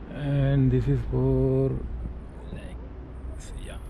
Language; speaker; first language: English; non-native, learner; Urdu